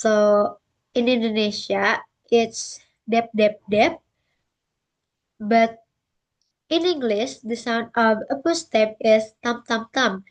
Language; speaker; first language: English; non-native, learner; Indonesian